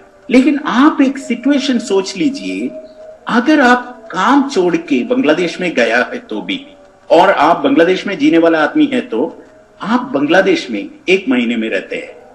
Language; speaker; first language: Hindi; non-native, fluent; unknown